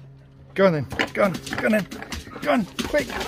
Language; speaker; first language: English; native; English